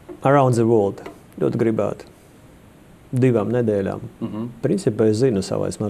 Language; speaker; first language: Latvian; non-native, local second language; Russian